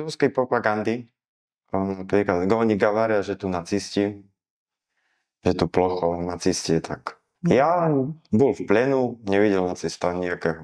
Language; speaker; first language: Russian; non-native, learner; Slovak